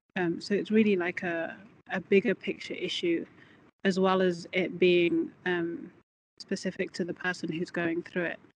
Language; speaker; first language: English; native; English